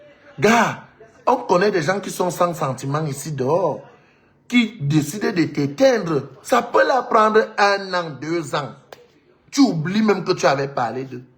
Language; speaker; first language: French; non-native, local second language; Lingala